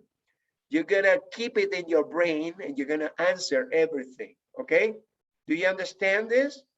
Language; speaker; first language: English; non-native, fluent; Spanish